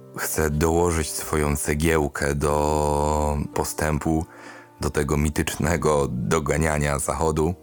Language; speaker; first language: Polish; native; Polish